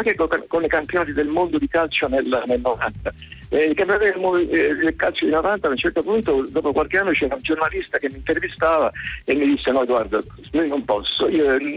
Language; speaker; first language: Italian; native; Italian